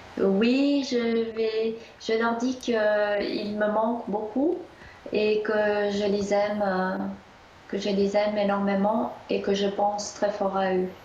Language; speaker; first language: French; early bilingual, other home language; Korean